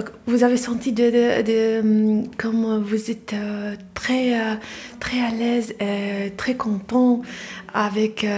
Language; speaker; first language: French; non-native, learner; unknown